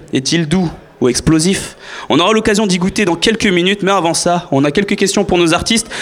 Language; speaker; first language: French; native; French